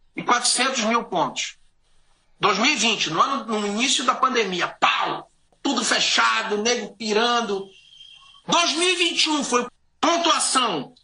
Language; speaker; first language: Portuguese; native; Portuguese